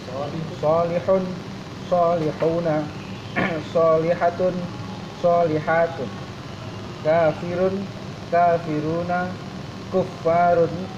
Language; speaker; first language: Arabic; non-native, learner; Indonesian